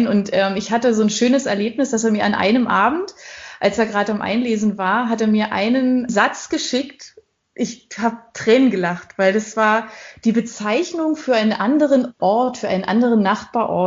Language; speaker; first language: German; native; German